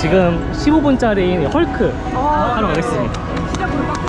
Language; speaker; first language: Korean; native; Korean